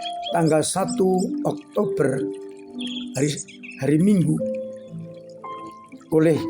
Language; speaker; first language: Indonesian; non-native, local second language; Javanese